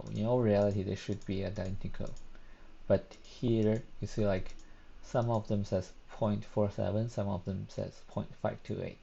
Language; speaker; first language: English; non-native, fluent; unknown